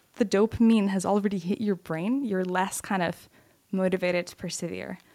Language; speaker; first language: English; non-native, fluent; Lithuanian